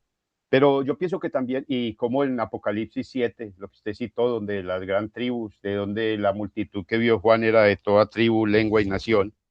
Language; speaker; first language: Spanish; native; Spanish